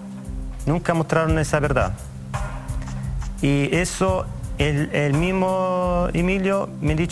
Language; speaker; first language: Spanish; native; Spanish